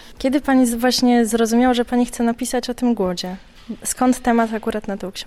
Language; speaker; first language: Polish; native; Polish